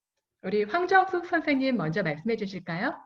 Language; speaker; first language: Korean; native; Korean